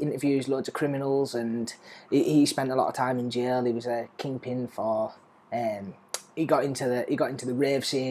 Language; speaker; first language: English; native; English